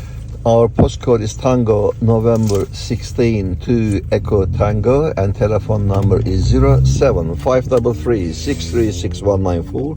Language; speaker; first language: English; non-native, fluent; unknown